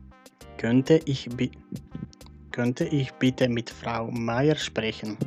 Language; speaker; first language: German; non-native, fluent; Macedonian